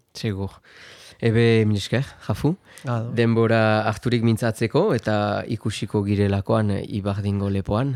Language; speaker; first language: Basque; native; Basque